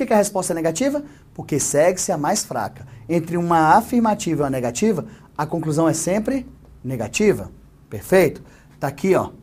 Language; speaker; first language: Portuguese; native; Portuguese